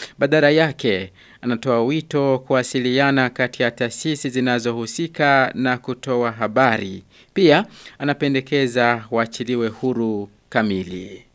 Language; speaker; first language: Swahili; non-native, local second language; Rundi